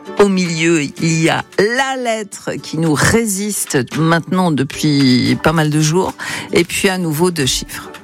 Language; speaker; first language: French; native; French